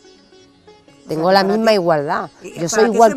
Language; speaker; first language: Spanish; native; Spanish